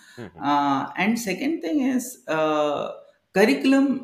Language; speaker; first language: English; non-native, local second language; Telugu